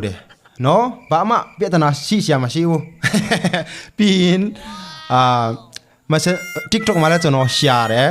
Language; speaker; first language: Burmese; non-native, local second language; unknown